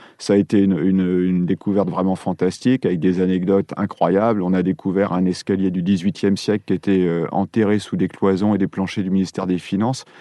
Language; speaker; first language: French; native; French